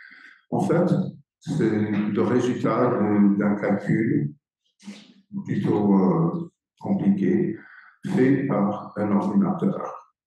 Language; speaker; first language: French; non-native, fluent; English